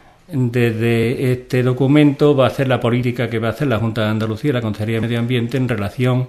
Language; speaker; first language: Spanish; native; Spanish